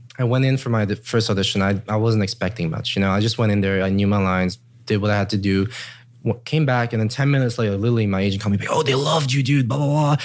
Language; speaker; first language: English; early bilingual, heritage; English